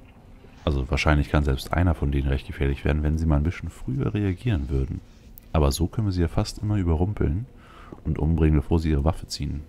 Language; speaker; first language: German; native; German